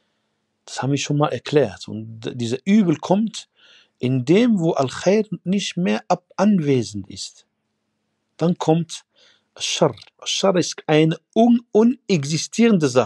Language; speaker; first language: German; non-native, fluent; Arabic